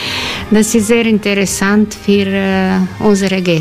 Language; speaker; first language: German; non-native, learner; Croatian